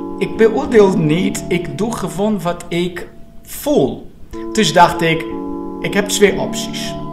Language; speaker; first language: Dutch; non-native, fluent; Portuguese